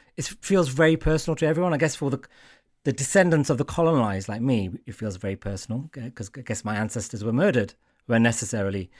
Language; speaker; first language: English; native; English